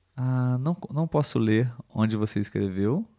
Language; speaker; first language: Portuguese; native; Portuguese